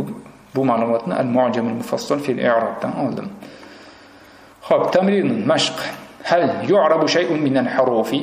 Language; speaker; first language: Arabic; non-native, fluent; Uzbek